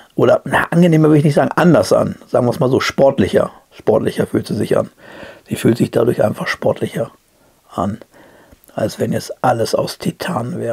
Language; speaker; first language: German; native; German